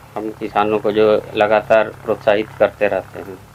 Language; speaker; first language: Hindi; native; Hindi